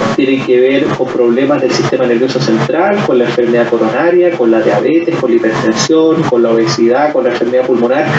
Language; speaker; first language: Spanish; native; Spanish